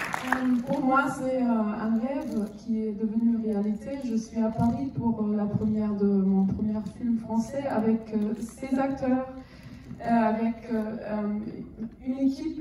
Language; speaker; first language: French; non-native, learner; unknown